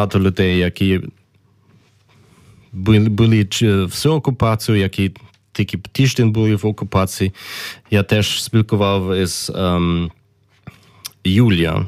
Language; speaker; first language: Ukrainian; non-native, learner; German